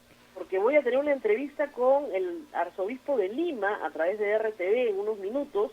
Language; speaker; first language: Spanish; native; Spanish